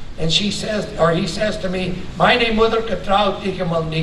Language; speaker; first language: German; early bilingual, heritage; German